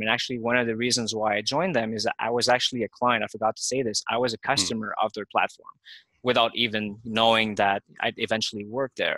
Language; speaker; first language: English; native; English